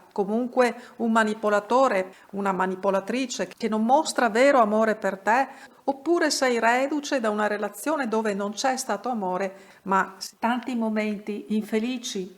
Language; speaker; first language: Italian; native; Italian